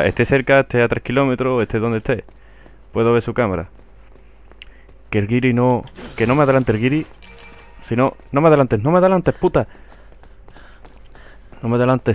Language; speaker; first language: Spanish; native; Spanish